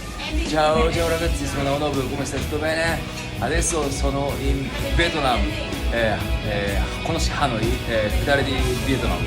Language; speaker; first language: Italian; non-native, learner; Japanese